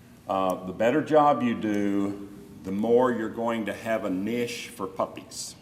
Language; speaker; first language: English; native; English